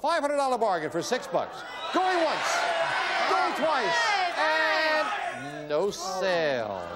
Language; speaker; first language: English; native; English